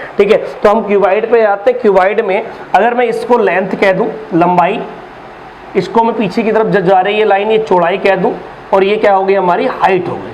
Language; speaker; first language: Hindi; native; Hindi